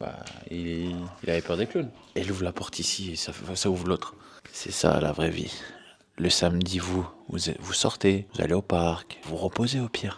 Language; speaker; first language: French; native; French